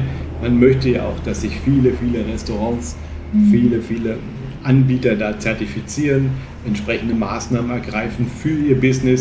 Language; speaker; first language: German; native; German